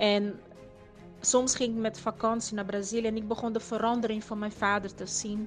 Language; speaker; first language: Dutch; non-native, fluent; Portuguese